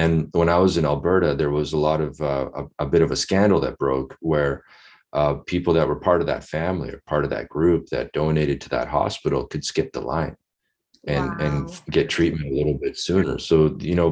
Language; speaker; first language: English; native; English